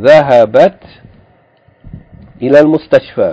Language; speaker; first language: Arabic; non-native, fluent; English